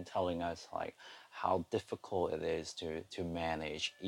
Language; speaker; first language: English; non-native, local second language; Cantonese